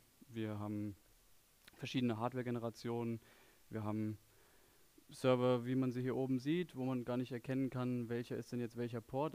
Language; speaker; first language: German; native; German